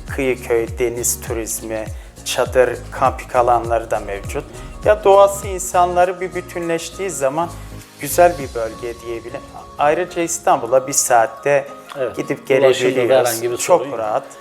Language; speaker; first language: Turkish; native; Turkish